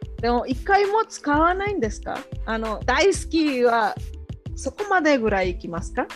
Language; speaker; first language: Japanese; non-native, fluent; Spanish